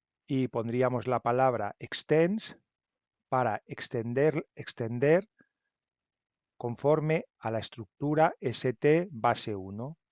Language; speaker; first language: Spanish; native; Spanish